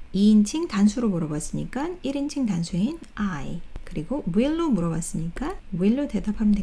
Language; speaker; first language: Korean; native; Korean